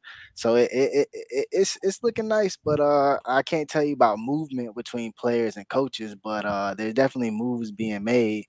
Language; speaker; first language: English; native; English